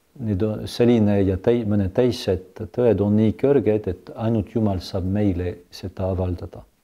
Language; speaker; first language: Estonian; non-native, fluent; French